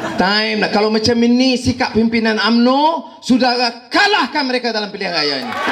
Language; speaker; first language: Malay; native; Malay